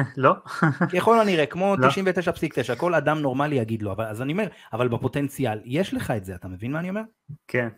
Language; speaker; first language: Hebrew; native; Hebrew